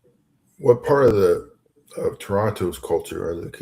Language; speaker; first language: English; native; English